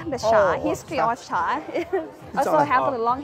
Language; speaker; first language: English; non-native, learner; Thai